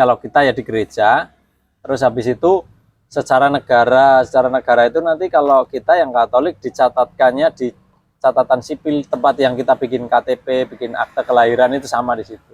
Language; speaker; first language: Indonesian; native; Indonesian